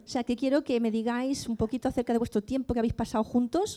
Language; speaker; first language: Spanish; native; Spanish